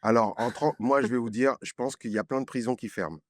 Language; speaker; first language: French; native; French